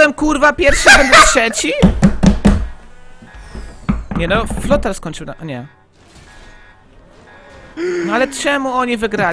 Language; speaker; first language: Polish; native; Polish